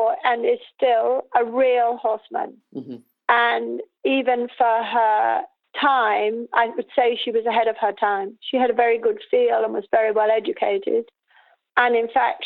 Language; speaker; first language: English; native; English